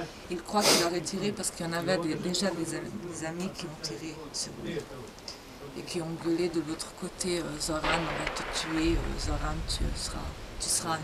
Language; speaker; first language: French; non-native, fluent; Bosnian